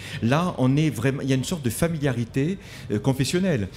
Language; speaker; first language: French; native; French